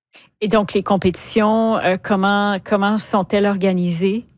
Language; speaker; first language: French; native; French